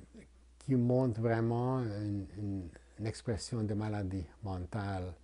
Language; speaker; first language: French; non-native, fluent; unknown